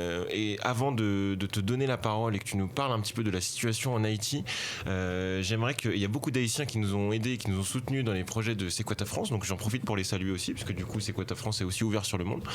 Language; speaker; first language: French; native; French